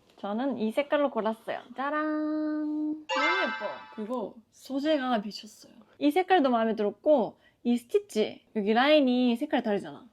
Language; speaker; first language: Korean; non-native, learner; Japanese